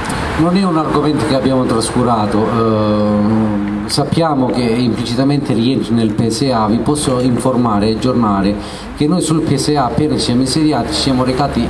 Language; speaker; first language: Italian; native; Italian